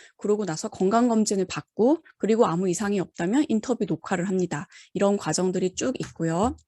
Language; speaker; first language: Korean; native; Korean